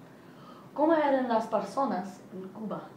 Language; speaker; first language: Spanish; non-native, learner; English